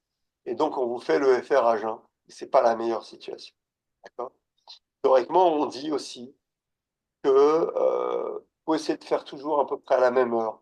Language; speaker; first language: French; native; French